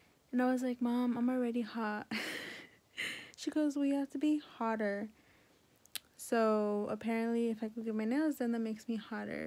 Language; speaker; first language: English; early bilingual, other home language; Spanish